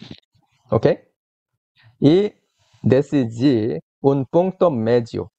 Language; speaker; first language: Spanish; non-native, learner; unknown